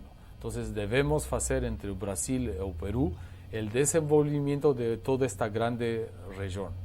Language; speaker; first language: Portuguese; non-native, learner; Spanish